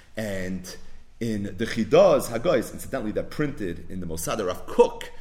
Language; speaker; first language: English; native; English